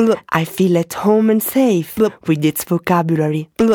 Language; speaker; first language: English; non-native, fluent; Italian